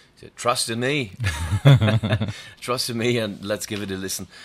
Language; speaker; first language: English; non-native, fluent; German